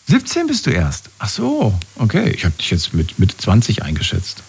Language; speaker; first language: German; native; German